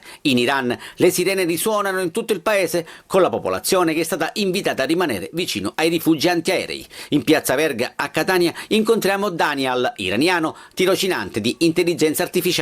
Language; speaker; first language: Italian; native; Italian